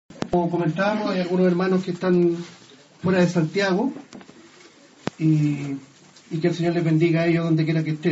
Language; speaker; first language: Spanish; native; Spanish